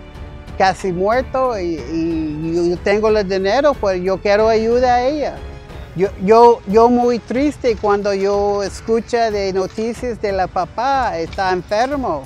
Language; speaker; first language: Spanish; non-native, learner; English